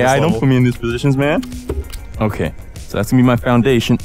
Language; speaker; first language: English; native; English